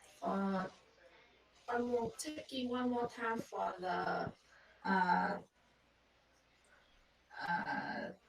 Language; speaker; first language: English; non-native, learner; Vietnamese